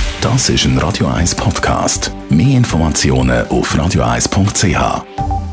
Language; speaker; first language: German; native; German